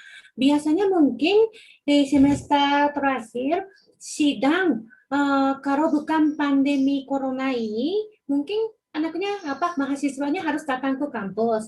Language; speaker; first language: Indonesian; non-native, fluent; Japanese